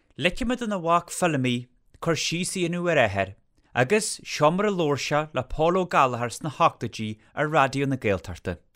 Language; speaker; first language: Irish; native; Irish